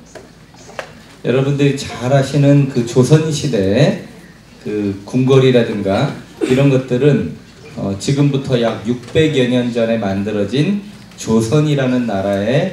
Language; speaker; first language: Korean; native; Korean